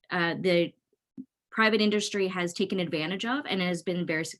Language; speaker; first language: English; native; English